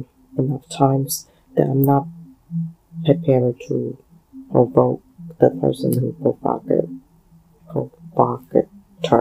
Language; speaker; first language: English; non-native, local second language; Cantonese